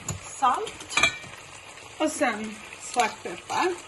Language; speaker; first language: Swedish; non-native, fluent; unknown